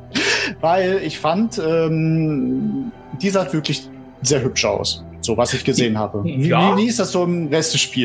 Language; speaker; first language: German; native; German